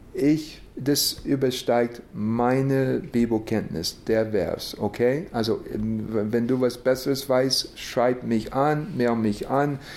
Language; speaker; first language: German; non-native, fluent; English